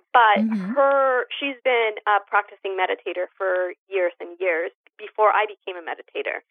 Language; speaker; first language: English; early bilingual, other home language; Spanish